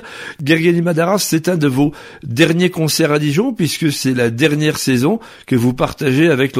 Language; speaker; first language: French; native; French